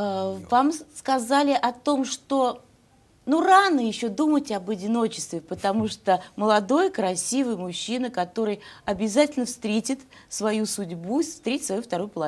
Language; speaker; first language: Russian; native; Russian